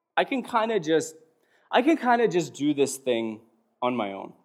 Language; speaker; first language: English; native; English